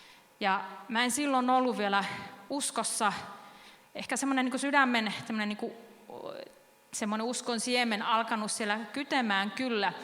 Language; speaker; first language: Finnish; native; Finnish